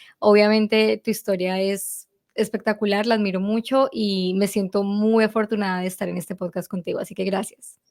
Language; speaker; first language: Spanish; native; Spanish